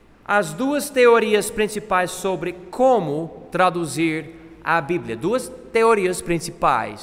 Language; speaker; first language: Portuguese; non-native, fluent; English